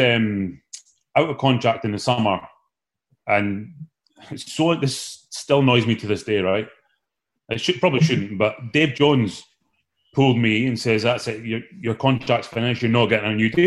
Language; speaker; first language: English; native; English